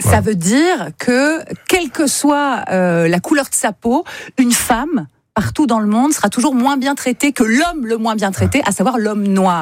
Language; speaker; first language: French; native; French